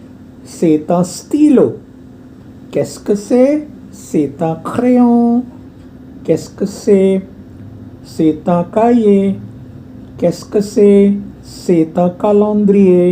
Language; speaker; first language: French; non-native, fluent; Hindi